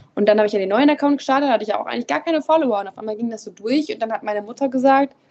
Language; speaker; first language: German; native; German